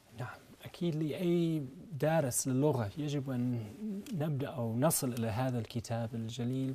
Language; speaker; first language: Arabic; non-native, fluent; English